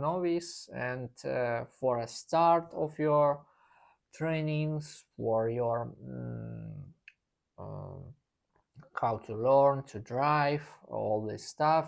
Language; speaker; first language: English; non-native, learner; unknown